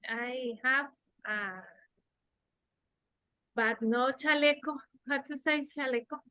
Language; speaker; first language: English; non-native, learner; Spanish